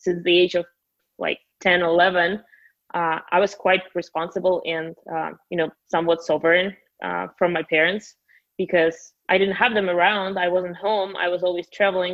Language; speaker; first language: English; non-native, fluent; Russian